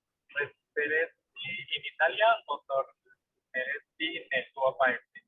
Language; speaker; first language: Italian; non-native, learner; Spanish